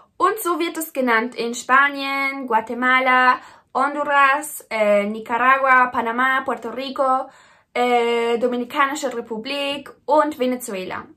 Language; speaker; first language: German; native; German